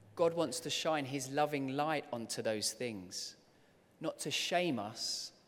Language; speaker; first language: English; native; English